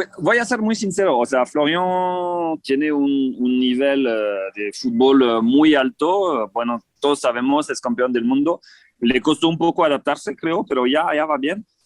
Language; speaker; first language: Spanish; non-native, fluent; French